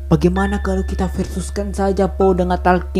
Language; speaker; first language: Indonesian; native; Indonesian